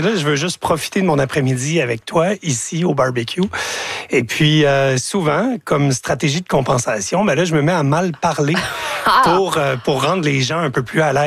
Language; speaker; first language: French; native; French